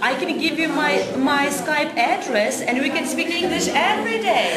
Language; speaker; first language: English; non-native, fluent; Ukrainian